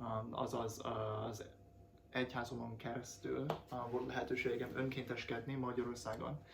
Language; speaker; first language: Hungarian; non-native, fluent; English